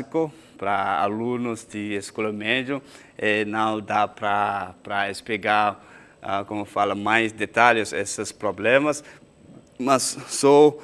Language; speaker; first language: Portuguese; non-native, fluent; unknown